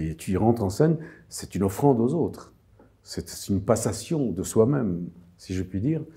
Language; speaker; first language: French; non-native, fluent; Armenian